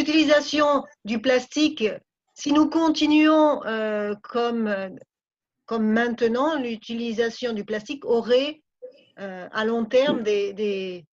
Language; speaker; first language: French; non-native, fluent; Spanish